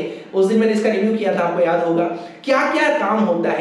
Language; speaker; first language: Hindi; native; Hindi